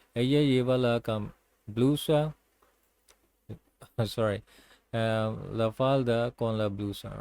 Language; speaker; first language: Spanish; non-native, learner; English